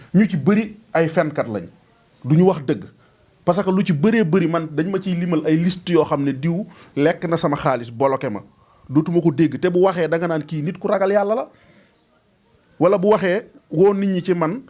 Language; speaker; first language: Wolof; non-native, local second language; Serer